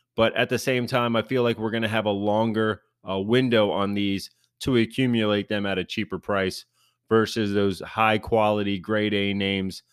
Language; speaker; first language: English; native; English